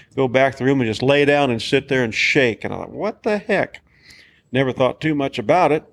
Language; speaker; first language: English; native; English